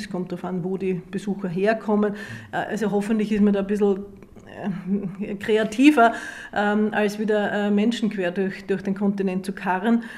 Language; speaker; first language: German; native; German